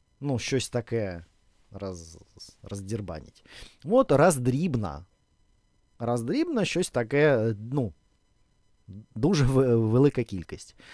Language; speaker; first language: Ukrainian; non-native, fluent; Russian